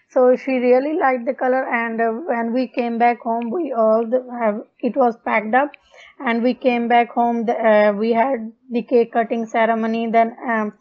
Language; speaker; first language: English; non-native, local second language; Punjabi